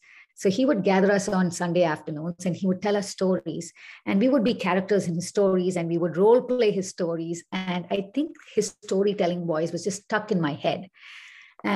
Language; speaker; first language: English; non-native, local second language; Tamil